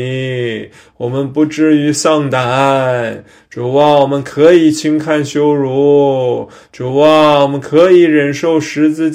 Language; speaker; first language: Chinese; native; Chinese